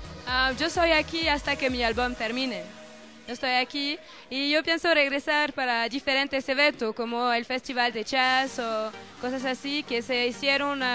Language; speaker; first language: Spanish; non-native, learner; French